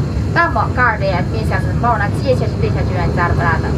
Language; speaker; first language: Russian; non-native, learner; Chinese